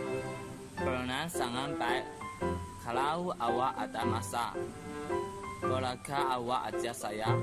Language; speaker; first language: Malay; non-native, learner; Chinese